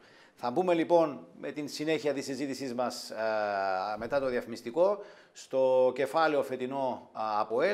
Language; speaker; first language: Greek; native; Greek